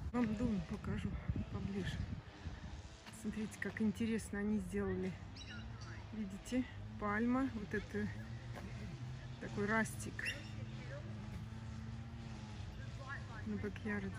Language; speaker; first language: Russian; native; Russian